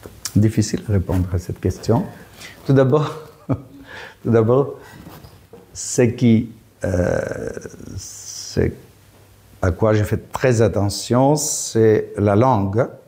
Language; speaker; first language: French; non-native, fluent; Greek